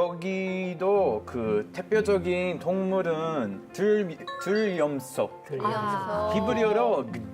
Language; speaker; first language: Korean; non-native, fluent; Hebrew